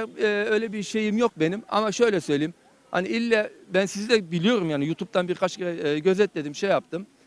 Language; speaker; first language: Turkish; early bilingual, heritage; Turkish